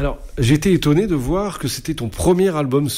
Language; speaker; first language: French; native; French